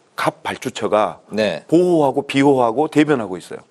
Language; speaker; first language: Korean; native; Korean